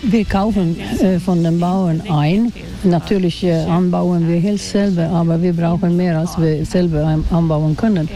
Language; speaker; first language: German; non-native, fluent; Swedish